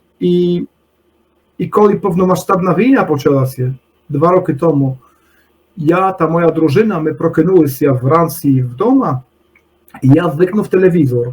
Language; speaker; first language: Polish; non-native, learner; Ukrainian